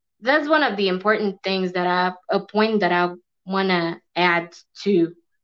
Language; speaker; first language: English; non-native, fluent; French